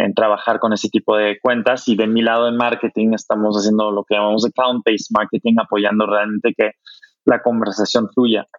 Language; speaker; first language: Spanish; non-native, fluent; German